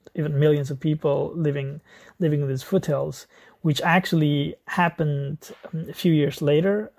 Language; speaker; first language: English; non-native, local second language; Nepali